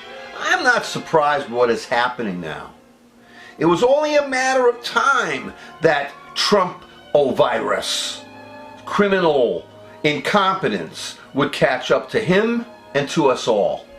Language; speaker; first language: English; native; English